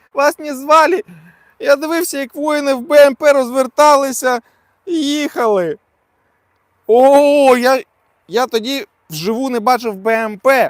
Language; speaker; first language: Ukrainian; non-native, local second language; Russian